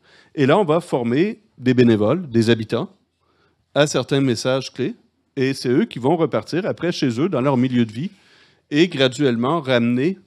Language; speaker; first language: French; native; French